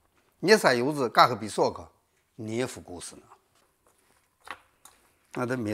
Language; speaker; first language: Russian; non-native, learner; Chinese